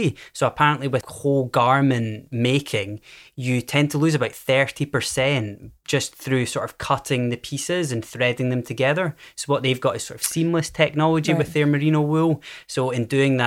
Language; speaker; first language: English; native; English